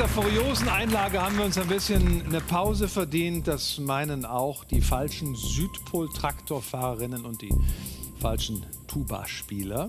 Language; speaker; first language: German; native; German